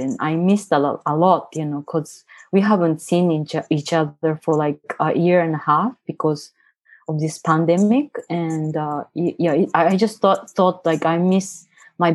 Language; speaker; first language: English; non-native, fluent; Japanese